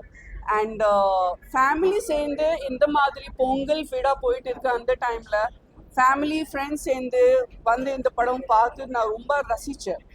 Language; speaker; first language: Tamil; non-native, fluent; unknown